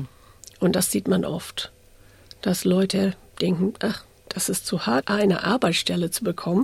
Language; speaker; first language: German; non-native, fluent; English